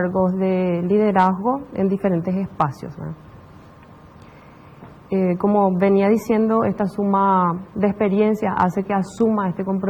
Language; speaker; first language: Spanish; native; Spanish